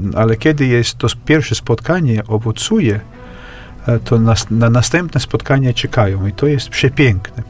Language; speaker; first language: Polish; non-native, fluent; Latvian